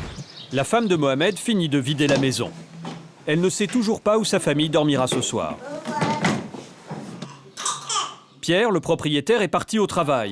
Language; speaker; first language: French; native; French